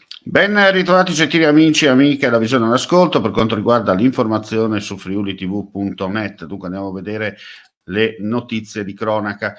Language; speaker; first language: Italian; native; Italian